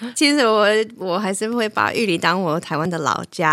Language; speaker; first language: Chinese; non-native, fluent; English